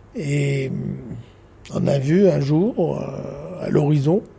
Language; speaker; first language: French; native; French